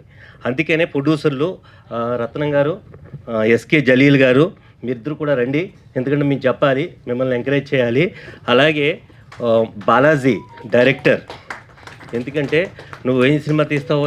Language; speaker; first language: Telugu; native; Telugu